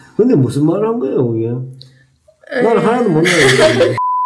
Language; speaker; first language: Korean; native; Korean